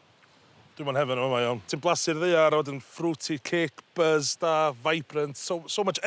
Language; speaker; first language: Welsh; native; Welsh